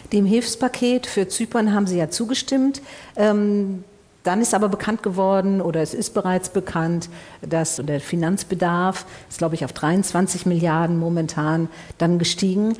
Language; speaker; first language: German; native; German